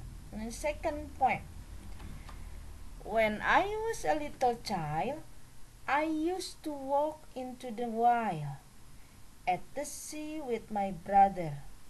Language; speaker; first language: English; non-native, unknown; Indonesian